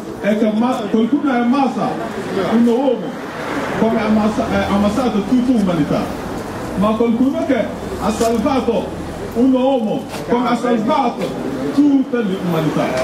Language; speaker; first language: Italian; non-native, learner; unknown